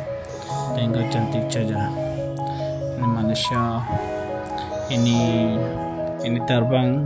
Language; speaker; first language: Indonesian; non-native, learner; Bangla